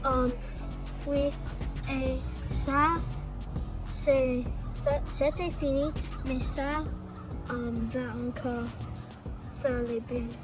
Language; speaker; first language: French; non-native, learner; English